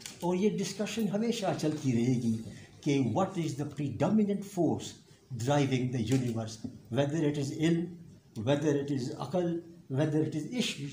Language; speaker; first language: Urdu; non-native, local second language; Pashto